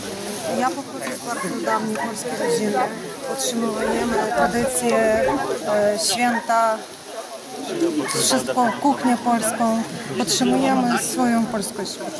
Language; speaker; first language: Polish; early bilingual, heritage; Polish